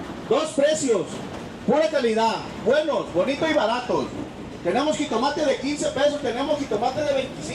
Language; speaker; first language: Spanish; native; Spanish